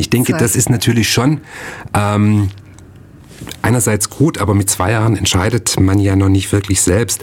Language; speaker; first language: German; native; German